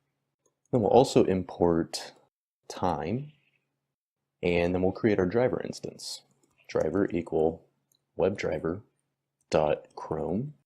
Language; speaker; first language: English; native; English